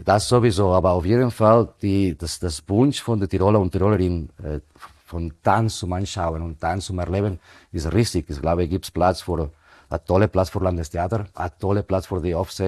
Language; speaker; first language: German; non-native, fluent; Spanish